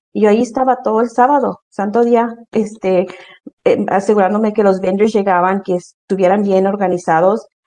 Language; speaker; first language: Spanish; early bilingual, heritage; Spanish